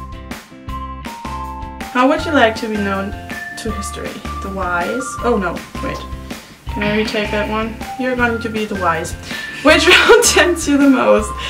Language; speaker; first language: English; non-native, fluent; German